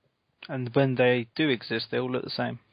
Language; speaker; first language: English; native; English